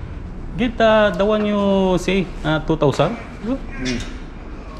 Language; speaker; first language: English; non-native, learner; Filipino